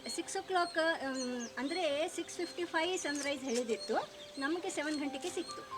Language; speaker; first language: Kannada; non-native, local second language; Gujarati